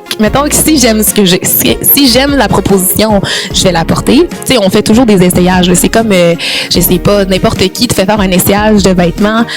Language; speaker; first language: French; native; French